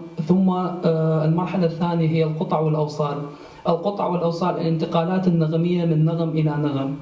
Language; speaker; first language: Arabic; native; Arabic